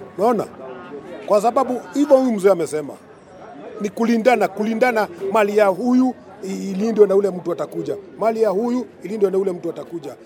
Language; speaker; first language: Swahili; non-native, local second language; Kikuyu